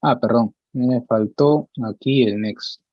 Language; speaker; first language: Spanish; native; Spanish